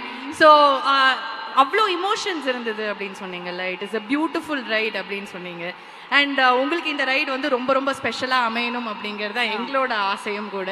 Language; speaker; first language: Tamil; native; Tamil